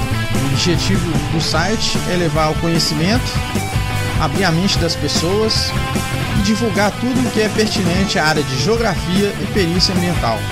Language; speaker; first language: Portuguese; native; Portuguese